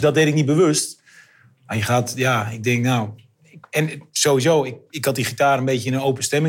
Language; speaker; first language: Dutch; native; Dutch